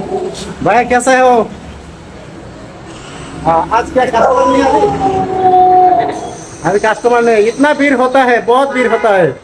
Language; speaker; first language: Hindi; non-native, learner; Bangla